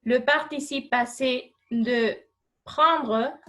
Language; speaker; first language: French; non-native, fluent; Spanish